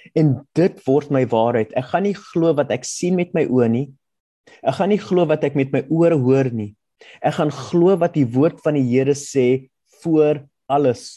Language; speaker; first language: Afrikaans; non-native, local second language; German